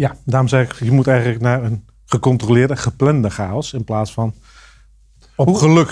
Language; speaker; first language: Dutch; native; Dutch